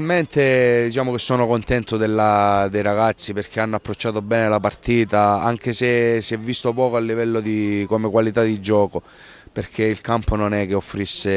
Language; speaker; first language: Italian; native; Italian